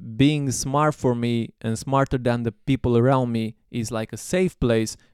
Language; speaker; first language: English; non-native, fluent; Romanian